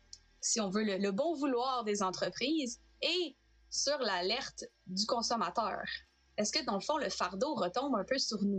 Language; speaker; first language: French; native; French